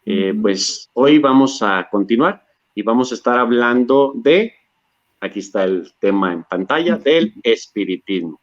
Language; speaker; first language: Spanish; native; Spanish